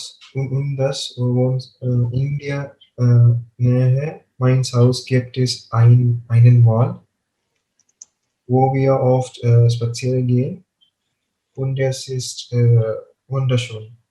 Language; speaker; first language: German; non-native, learner; Malayalam